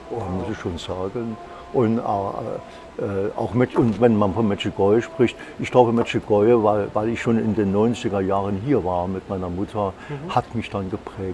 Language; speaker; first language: German; native; German